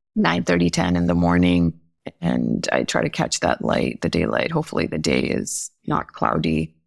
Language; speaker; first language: English; non-native, local second language; Hindi